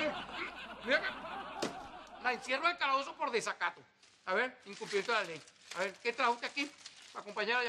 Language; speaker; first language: Spanish; native; Spanish